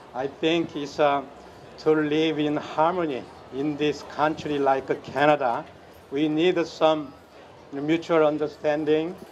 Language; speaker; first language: English; non-native, fluent; Korean